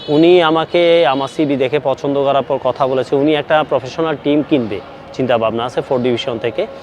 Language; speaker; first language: Bangla; native; Bangla